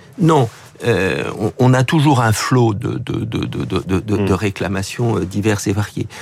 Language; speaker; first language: French; native; French